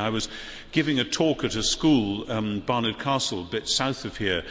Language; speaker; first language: English; native; English